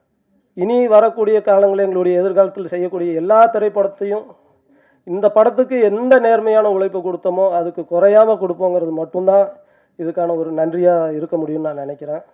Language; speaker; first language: Tamil; native; Tamil